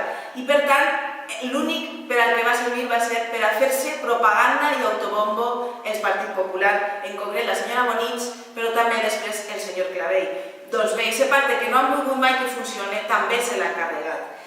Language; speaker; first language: Catalan; native; Catalan